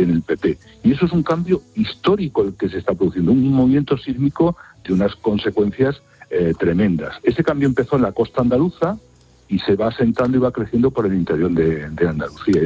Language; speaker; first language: Spanish; native; Spanish